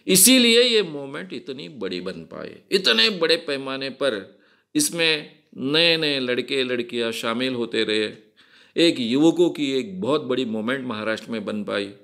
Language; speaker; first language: Hindi; non-native, local second language; Marathi